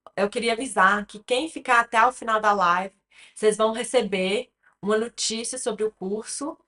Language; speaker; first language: Portuguese; early bilingual, other home language; English